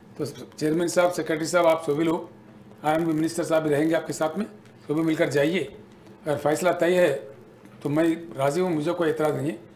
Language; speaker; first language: Hindi; native; Hindi